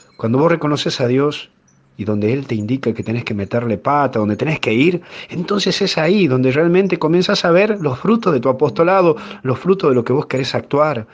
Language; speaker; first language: Spanish; native; Spanish